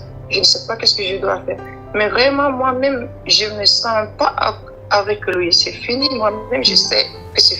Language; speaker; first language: French; non-native, learner; Arabic